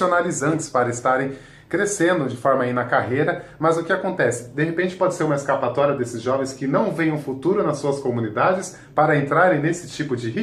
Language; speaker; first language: Portuguese; native; Portuguese